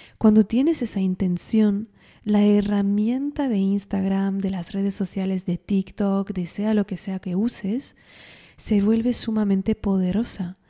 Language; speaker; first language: Spanish; non-native, fluent; French